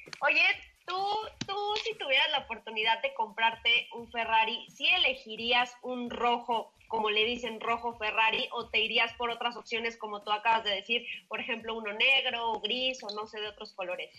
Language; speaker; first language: Spanish; native; Spanish